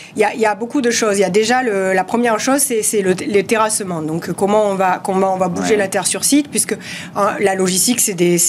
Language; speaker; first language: French; native; French